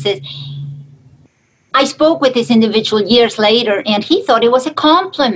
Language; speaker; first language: English; non-native, fluent; Spanish